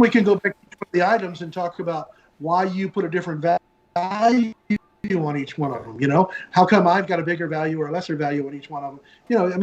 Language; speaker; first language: English; native; English